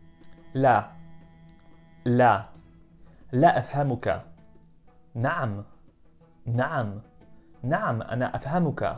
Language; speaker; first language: Arabic; non-native, fluent; Polish